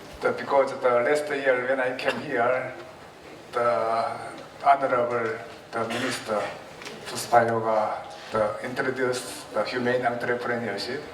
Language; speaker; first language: English; non-native, fluent; Korean